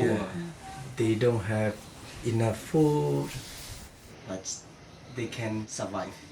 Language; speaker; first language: English; non-native, learner; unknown